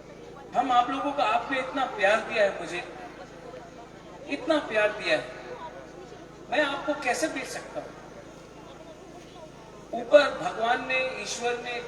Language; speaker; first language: Hindi; non-native, local second language; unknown